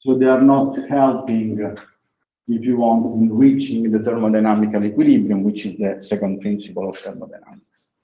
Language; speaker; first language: English; non-native, fluent; Italian